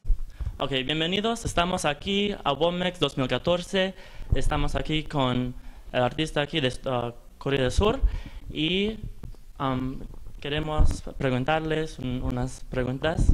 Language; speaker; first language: Spanish; non-native, fluent; English